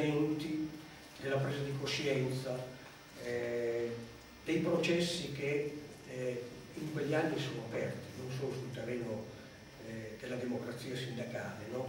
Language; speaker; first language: Italian; native; Italian